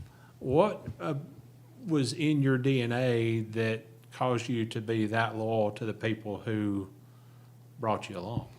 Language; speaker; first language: English; native; English